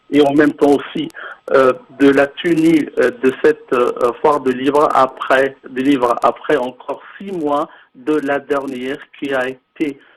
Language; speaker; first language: French; non-native, fluent; Arabic